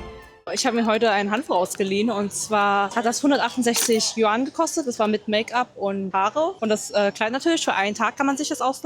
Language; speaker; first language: German; native; German